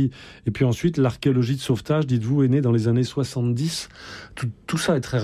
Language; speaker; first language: French; native; French